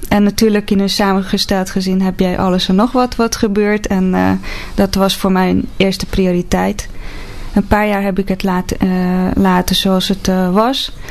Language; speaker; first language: Dutch; non-native, fluent; Hungarian